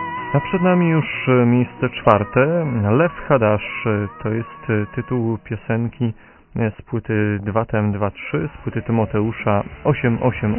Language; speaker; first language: Polish; native; Polish